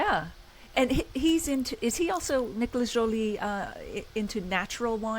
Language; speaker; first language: English; native; English